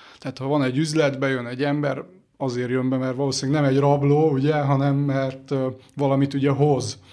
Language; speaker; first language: Hungarian; early bilingual, other home language; Greek